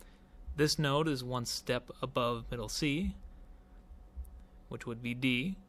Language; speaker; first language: English; native; English